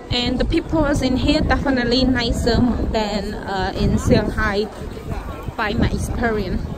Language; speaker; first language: English; non-native, fluent; Khmer